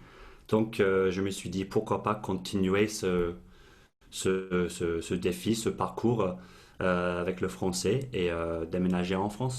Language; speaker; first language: French; non-native, fluent; English